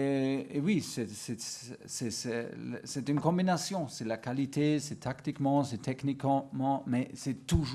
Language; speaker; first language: French; non-native, fluent; German